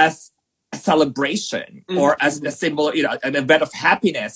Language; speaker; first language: English; non-native, local second language; Filipino